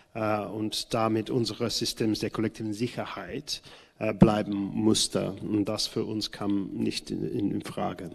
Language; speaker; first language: German; non-native, fluent; English